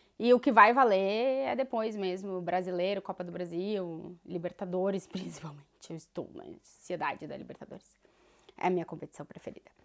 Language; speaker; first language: Portuguese; native; Portuguese